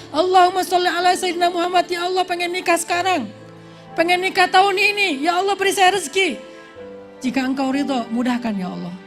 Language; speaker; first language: Indonesian; native; Indonesian